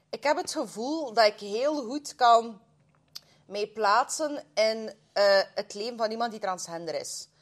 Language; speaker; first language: Dutch; non-native, fluent; Russian